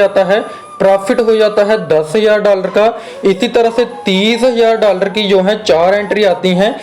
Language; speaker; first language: Hindi; native; Hindi